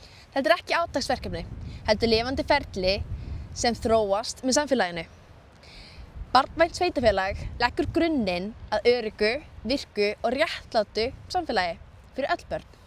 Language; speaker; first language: Icelandic; native; Icelandic